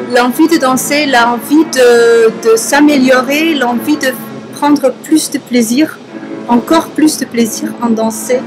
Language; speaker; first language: French; non-native, fluent; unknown